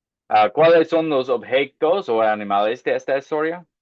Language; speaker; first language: Spanish; non-native, fluent; English